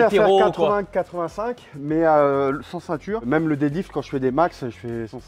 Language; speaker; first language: French; native; French